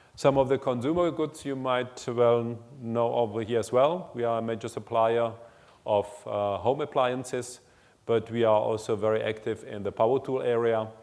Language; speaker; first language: English; non-native, fluent; German